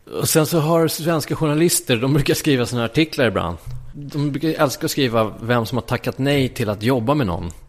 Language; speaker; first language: Swedish; native; Swedish